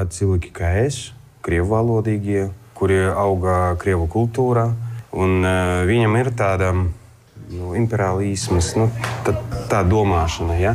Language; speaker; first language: Latvian; non-native, local second language; Russian